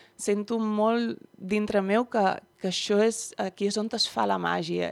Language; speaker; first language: Catalan; early bilingual, other home language; Dutch